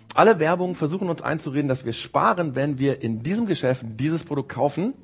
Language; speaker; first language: German; early bilingual, other home language; Japanese